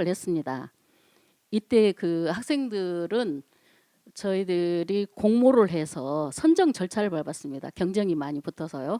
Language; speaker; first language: Korean; native; Korean